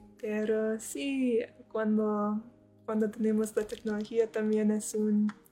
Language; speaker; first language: Spanish; non-native, learner; English